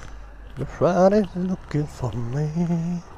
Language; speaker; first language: English; non-native, local second language; Tibetan